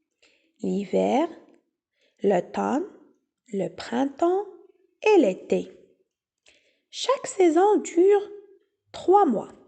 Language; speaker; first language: French; non-native, local second language; Arabic